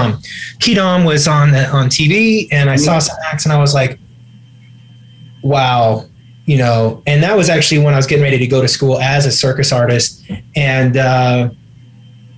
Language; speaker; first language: English; native; English